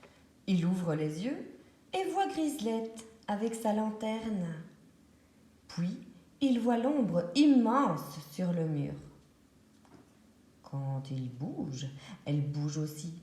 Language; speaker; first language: French; native; French